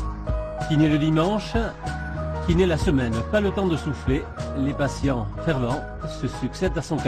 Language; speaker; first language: French; native; French